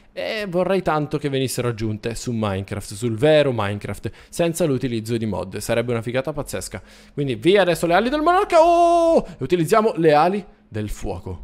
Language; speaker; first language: Italian; native; Italian